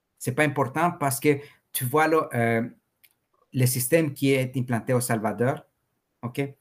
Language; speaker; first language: French; non-native, fluent; Spanish